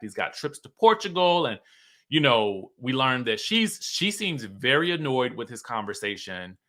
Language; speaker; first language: English; native; English